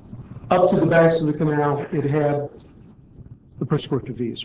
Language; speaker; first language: English; native; English